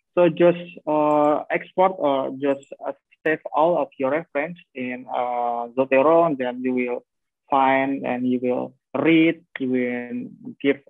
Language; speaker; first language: English; non-native, fluent; Indonesian